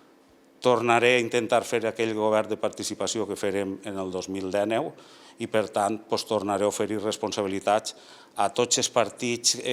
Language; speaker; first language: Catalan; native; Catalan